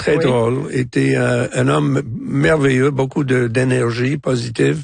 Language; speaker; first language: French; non-native, local second language; English